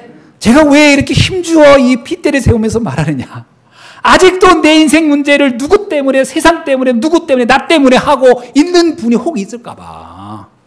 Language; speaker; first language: Korean; native; Korean